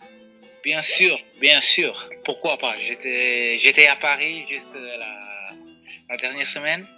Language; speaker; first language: French; non-native, fluent; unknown